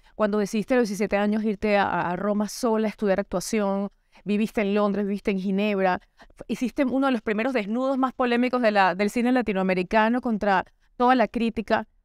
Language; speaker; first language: Spanish; native; Spanish